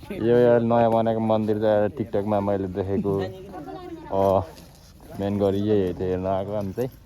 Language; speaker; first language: Nepali; non-native, local second language; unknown